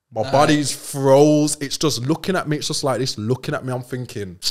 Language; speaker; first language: English; native; English